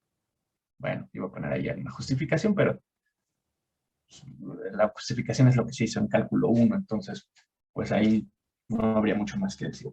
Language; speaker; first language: Spanish; native; Spanish